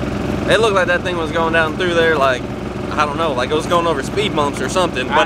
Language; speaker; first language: English; native; English